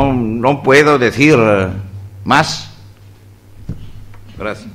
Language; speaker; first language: Spanish; non-native, fluent; Greek